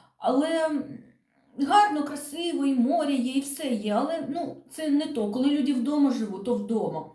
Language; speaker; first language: Ukrainian; non-native, local second language; Russian